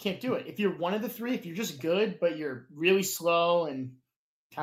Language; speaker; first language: English; native; English